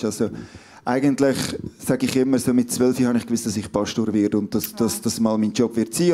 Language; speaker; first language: German; native; German